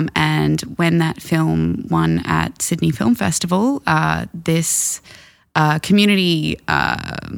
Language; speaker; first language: English; native; English